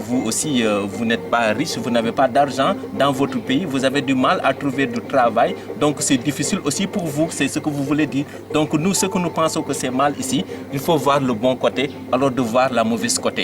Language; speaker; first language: French; non-native, local second language; Wolof